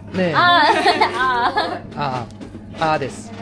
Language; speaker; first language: Japanese; non-native, learner; Korean